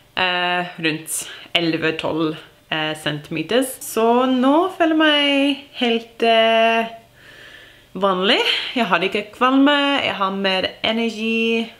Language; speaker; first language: Norwegian; non-native, learner; English